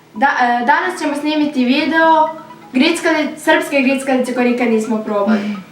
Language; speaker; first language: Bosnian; early bilingual, heritage; Serbian